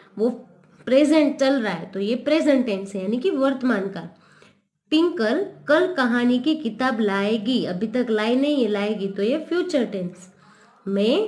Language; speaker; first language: Hindi; non-native, local second language; Gujarati